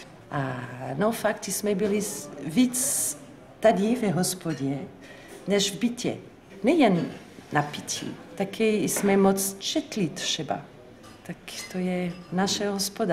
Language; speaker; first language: Czech; non-native, fluent; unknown